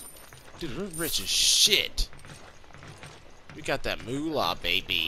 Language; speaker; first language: English; native; English